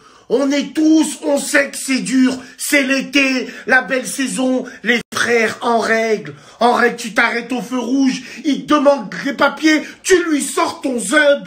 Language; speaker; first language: French; native; French